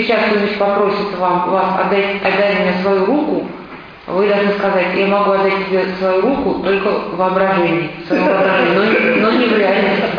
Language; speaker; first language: Russian; native; Russian